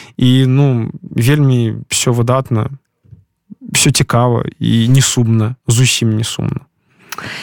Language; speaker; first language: Belarusian; non-native, local second language; Russian